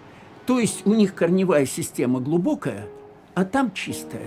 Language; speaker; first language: Russian; native; Russian